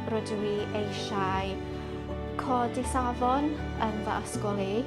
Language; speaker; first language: Welsh; non-native, local second language; English